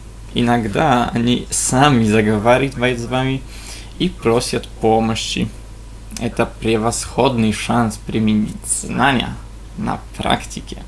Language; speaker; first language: Russian; non-native, fluent; Polish